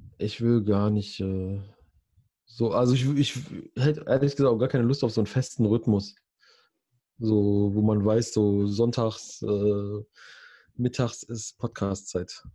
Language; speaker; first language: German; early bilingual, other home language; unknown